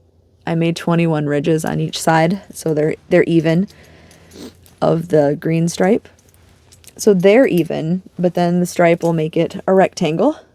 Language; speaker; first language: English; native; English